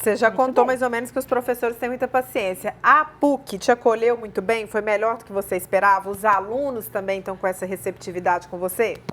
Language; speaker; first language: Portuguese; native; Portuguese